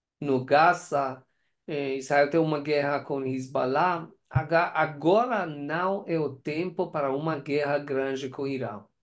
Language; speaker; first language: Portuguese; non-native, learner; Persian